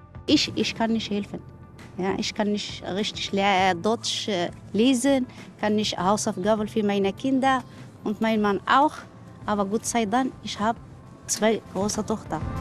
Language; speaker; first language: German; non-native, learner; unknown